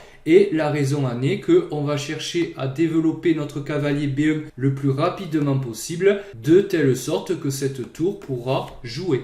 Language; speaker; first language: French; native; French